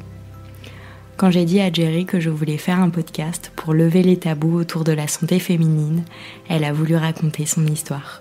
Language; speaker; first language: French; native; French